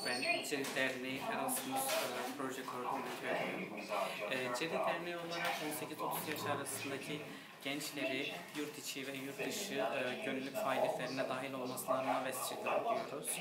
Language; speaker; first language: Turkish; native; Turkish